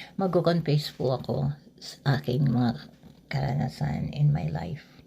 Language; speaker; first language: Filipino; native; Filipino